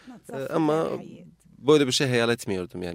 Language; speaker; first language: Turkish; non-native, fluent; Arabic